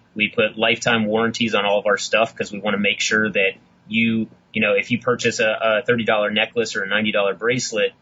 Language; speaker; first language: English; native; English